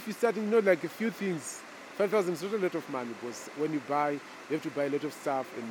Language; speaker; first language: English; non-native, local second language; Shona